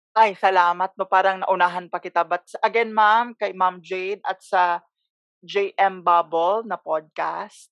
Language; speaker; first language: Filipino; non-native, local second language; Cebuano